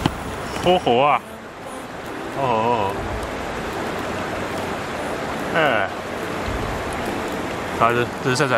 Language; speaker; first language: Chinese; native; Chinese